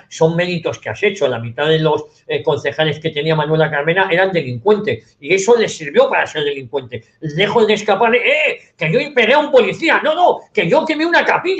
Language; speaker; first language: Spanish; native; Spanish